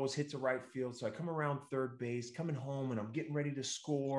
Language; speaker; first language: English; native; English